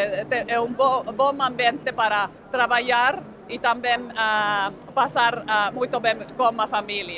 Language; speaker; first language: Portuguese; non-native, fluent; Finnish